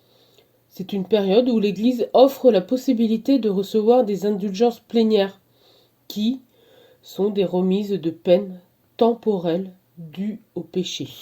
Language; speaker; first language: French; native; French